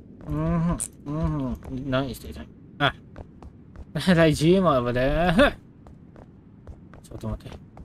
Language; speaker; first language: Japanese; non-native, learner; Malay